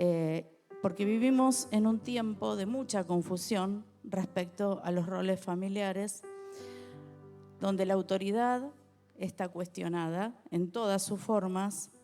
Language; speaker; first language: Spanish; native; Spanish